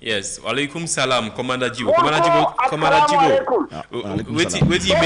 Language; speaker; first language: English; non-native, local second language; Krio